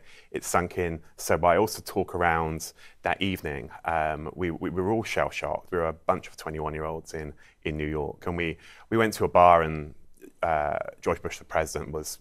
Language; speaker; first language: English; native; English